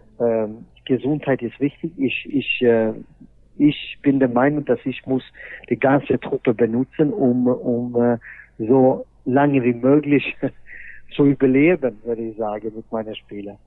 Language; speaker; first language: German; non-native, fluent; Swedish